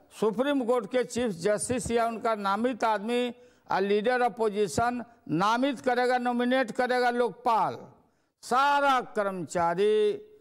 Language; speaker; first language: Hindi; native; Hindi